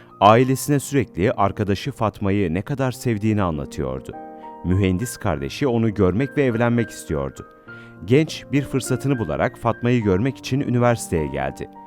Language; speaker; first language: Turkish; native; Turkish